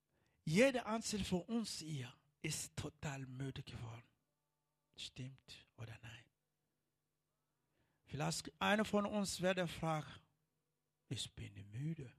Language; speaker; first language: German; non-native, learner; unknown